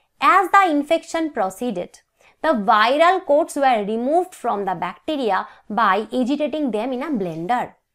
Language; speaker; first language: English; non-native, local second language; Bangla